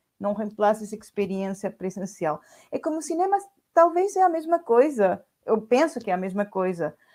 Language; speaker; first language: Portuguese; non-native, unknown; Spanish